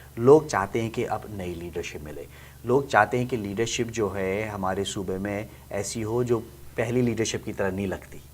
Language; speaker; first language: Urdu; native; Urdu